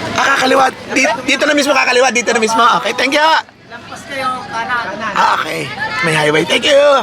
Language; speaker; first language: Filipino; native; Filipino